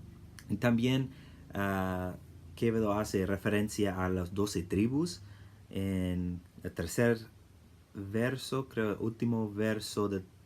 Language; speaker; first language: Spanish; non-native, fluent; English